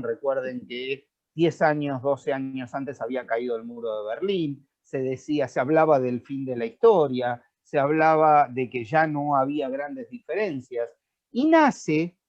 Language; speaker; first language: Spanish; native; Spanish